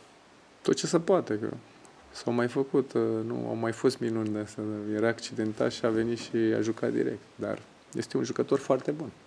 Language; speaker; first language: Romanian; non-native, fluent; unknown